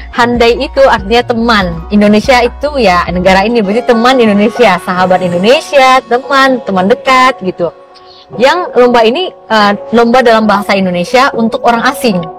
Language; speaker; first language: Indonesian; native; Indonesian